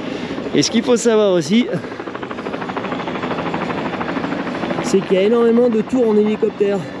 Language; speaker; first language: French; native; French